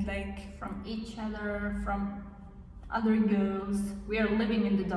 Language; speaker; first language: English; non-native, learner; Kazakh